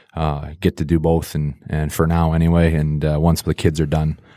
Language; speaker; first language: English; native; English